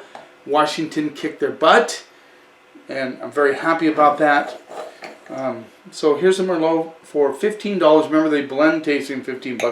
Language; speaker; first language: English; native; English